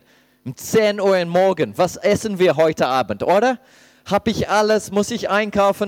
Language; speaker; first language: German; non-native, fluent; English